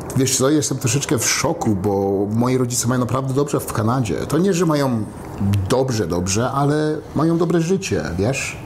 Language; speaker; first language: Polish; early bilingual, heritage; Polish